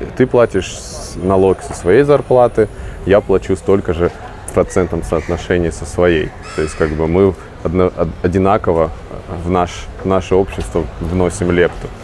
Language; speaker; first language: Russian; native; Russian